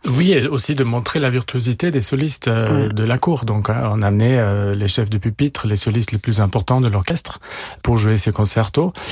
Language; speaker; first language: French; non-native, fluent; German